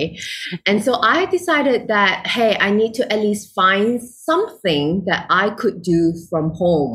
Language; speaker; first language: English; non-native, local second language; Chinese